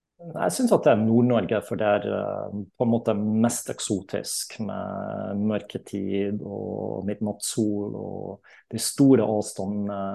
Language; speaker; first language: Norwegian; non-native, fluent; German